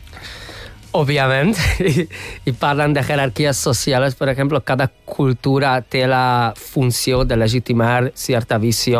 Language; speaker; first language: Catalan; non-native, fluent; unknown